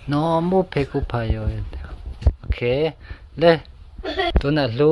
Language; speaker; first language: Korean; non-native, learner; Mizo